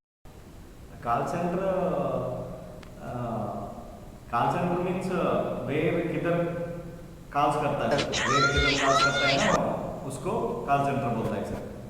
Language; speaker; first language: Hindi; non-native, local second language; Telugu